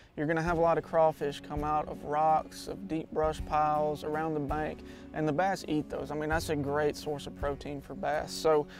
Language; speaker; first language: English; native; English